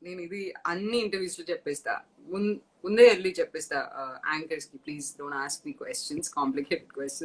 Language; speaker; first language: Telugu; non-native, fluent; Tamil